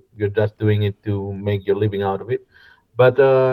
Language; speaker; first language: English; non-native, fluent; Greek